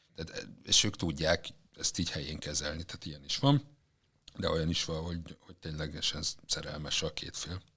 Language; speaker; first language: Hungarian; native; Hungarian